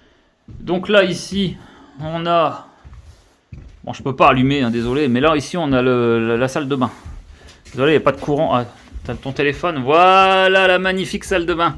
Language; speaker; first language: French; native; French